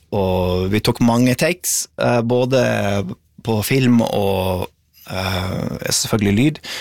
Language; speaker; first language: Norwegian; non-native, fluent; English